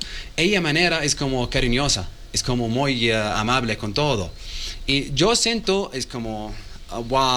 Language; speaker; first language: Spanish; non-native, learner; Arabic